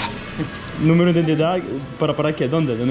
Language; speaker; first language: Spanish; non-native, fluent; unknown